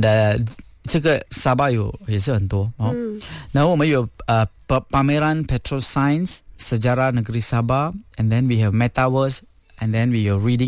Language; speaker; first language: Chinese; non-native, local second language; Tamil